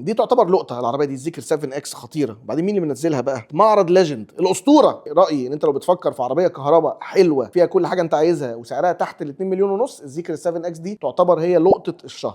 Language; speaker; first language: Arabic; native; Arabic